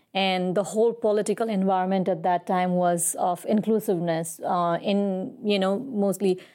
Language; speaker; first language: English; non-native, local second language; Nepali